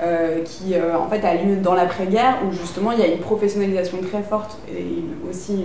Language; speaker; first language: French; native; French